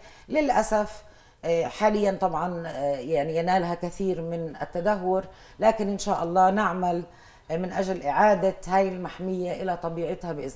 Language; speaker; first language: Arabic; native; Arabic